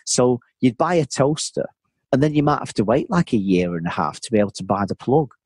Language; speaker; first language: English; native; English